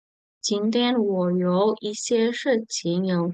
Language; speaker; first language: Chinese; non-native, fluent; Indonesian